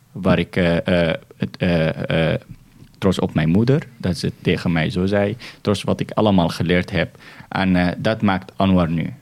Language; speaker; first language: Dutch; non-native, fluent; Arabic